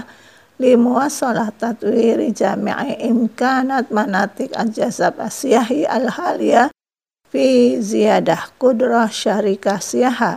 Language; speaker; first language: Arabic; non-native, learner; Indonesian